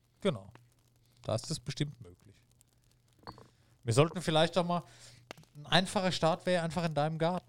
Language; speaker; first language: German; native; German